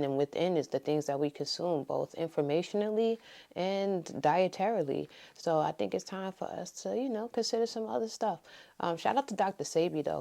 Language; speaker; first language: English; native; English